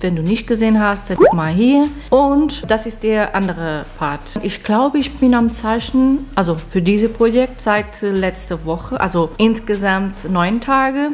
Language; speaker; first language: German; non-native, fluent; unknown